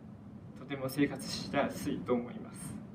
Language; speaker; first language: Japanese; non-native, fluent; Chinese